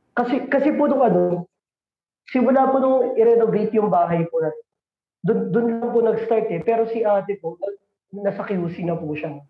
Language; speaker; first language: Filipino; native; Filipino